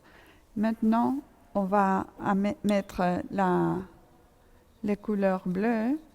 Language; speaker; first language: French; non-native, fluent; Spanish